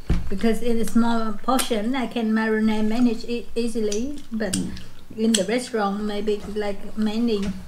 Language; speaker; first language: English; non-native, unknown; Vietnamese